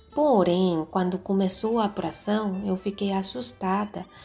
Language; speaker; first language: Portuguese; non-native, fluent; Korean